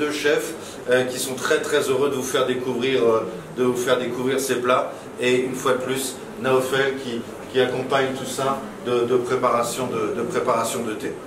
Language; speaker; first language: French; native; French